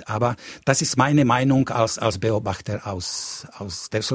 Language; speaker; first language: German; non-native, fluent; Slovak